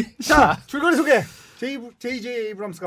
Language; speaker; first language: Korean; native; Korean